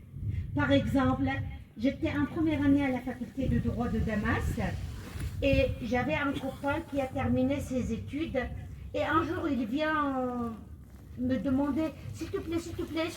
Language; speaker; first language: French; non-native, fluent; Arabic